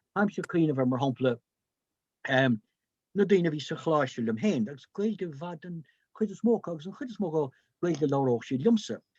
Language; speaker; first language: Irish; non-native, local second language; English